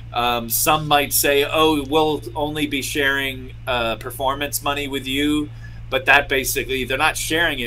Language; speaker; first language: English; native; English